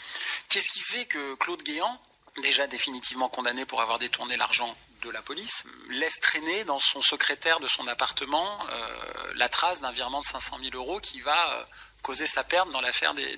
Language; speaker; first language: French; native; French